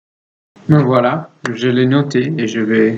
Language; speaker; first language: French; non-native, learner; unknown